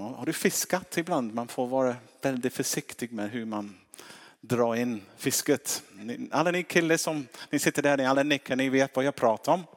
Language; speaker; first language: Swedish; non-native, fluent; English